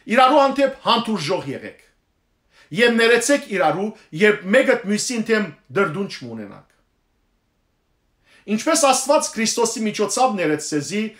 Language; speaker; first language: Armenian; early bilingual, heritage; Armenian